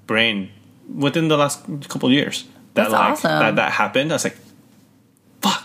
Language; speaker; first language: English; early bilingual, other home language; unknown